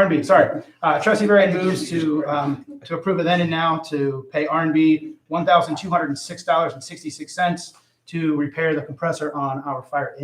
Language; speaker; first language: English; native; English